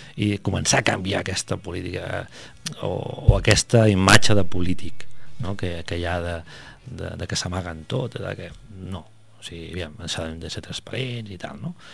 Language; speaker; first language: Catalan; non-native, local second language; Spanish